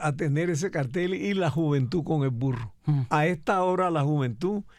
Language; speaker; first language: Spanish; native; Spanish